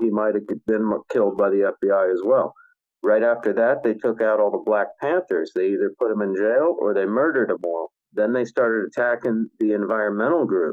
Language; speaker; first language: English; native; English